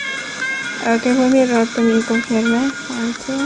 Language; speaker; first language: Spanish; early bilingual, heritage; Spanish